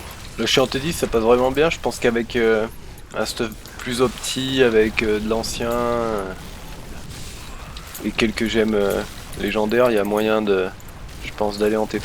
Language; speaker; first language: French; native; French